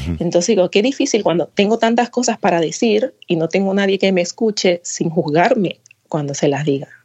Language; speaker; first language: Spanish; native; Spanish